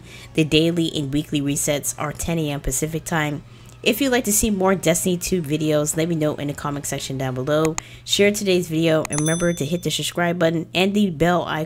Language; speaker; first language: English; non-native, fluent; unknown